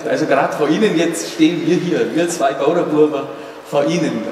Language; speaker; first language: German; native; German